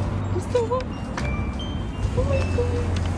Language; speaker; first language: Korean; non-native, learner; Kazakh